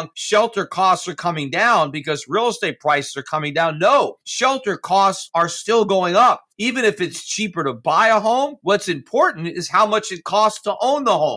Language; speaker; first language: English; native; English